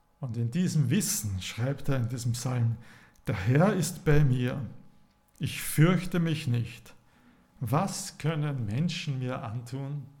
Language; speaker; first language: German; native; German